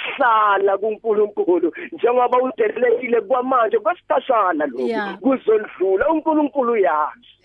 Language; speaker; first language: Zulu; non-native, local second language; Southern Sotho